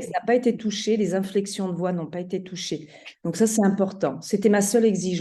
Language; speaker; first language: French; native; French